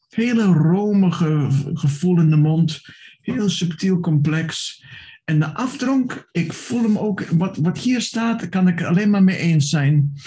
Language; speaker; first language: Dutch; non-native, fluent; English